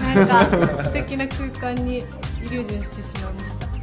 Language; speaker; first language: Japanese; non-native, fluent; Chinese